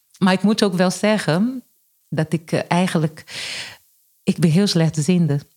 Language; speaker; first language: Dutch; non-native, fluent; Portuguese